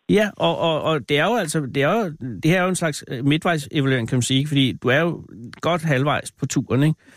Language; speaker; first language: Danish; native; Danish